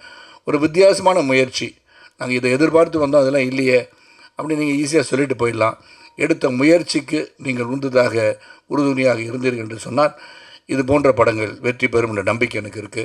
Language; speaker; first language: Tamil; native; Tamil